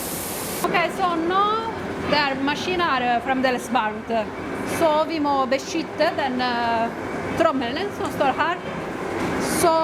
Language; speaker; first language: Norwegian; non-native, fluent; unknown